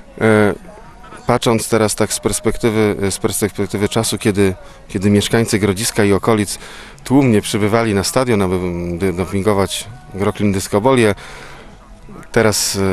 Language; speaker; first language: Polish; native; Polish